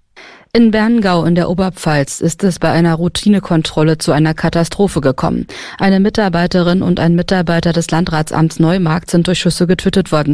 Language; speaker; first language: German; native; German